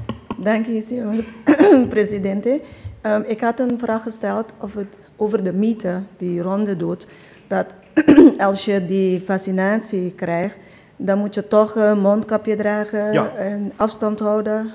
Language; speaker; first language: Dutch; non-native, local second language; Papiamento